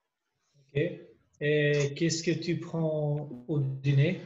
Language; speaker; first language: French; non-native, learner; Albanian